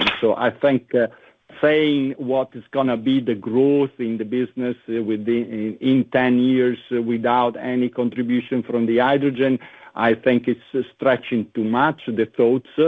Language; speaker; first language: English; non-native, fluent; Italian